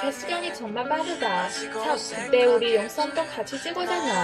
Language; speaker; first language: Korean; non-native, fluent; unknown